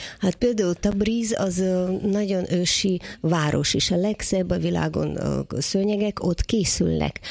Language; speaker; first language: Hungarian; non-native, fluent; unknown